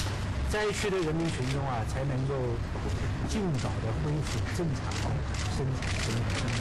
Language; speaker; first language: Chinese; native; Chinese